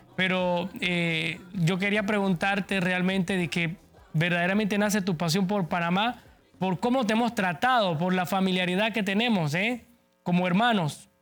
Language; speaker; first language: Spanish; native; Spanish